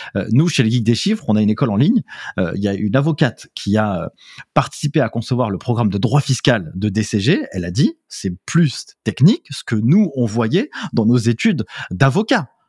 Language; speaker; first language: French; native; French